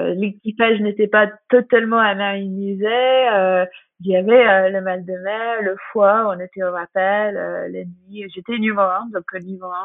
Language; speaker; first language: French; non-native, fluent; English